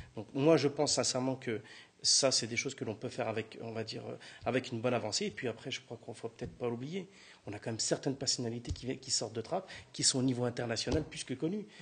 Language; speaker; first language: French; native; French